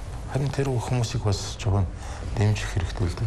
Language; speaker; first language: Mongolian; non-native, fluent; Russian